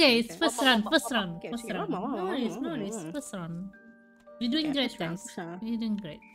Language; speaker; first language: English; non-native, local second language; Malay